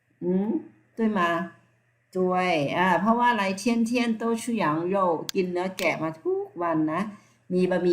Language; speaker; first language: Chinese; non-native, fluent; Thai